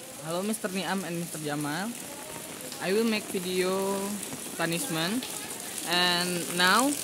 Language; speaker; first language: English; non-native, learner; Indonesian